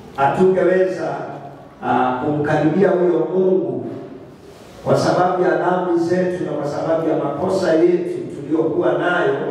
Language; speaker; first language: Swahili; non-native, local second language; Kikuyu